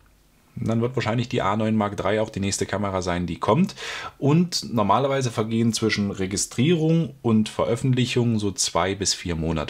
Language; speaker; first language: German; native; German